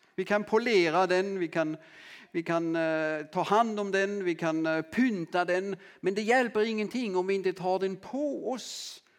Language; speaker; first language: Swedish; non-native, fluent; German